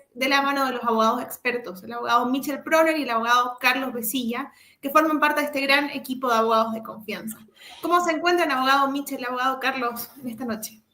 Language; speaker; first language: Spanish; native; Spanish